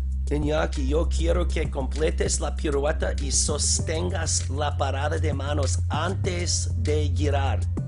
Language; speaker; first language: Spanish; non-native, learner; English